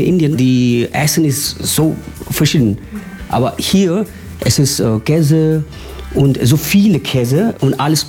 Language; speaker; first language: German; non-native, learner; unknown